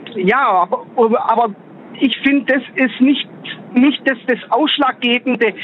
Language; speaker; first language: German; native; German